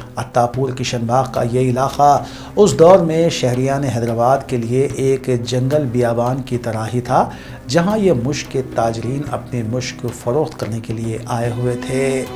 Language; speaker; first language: Urdu; native; Urdu